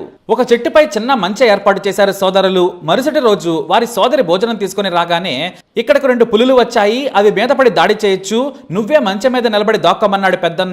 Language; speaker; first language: Telugu; native; Telugu